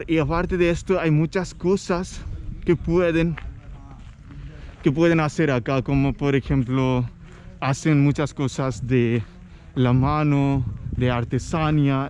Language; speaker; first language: Spanish; non-native, fluent; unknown